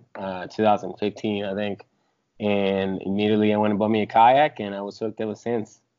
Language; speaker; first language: English; early bilingual, other home language; Spanish